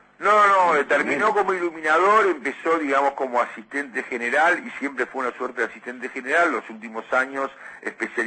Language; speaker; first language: Spanish; native; Spanish